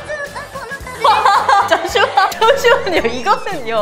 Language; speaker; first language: Korean; non-native, fluent; Japanese